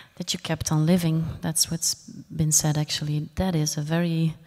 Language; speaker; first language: English; non-native, fluent; Dutch